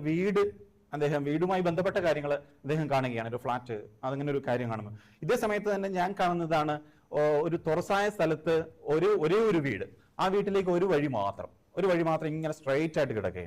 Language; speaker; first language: Malayalam; native; Malayalam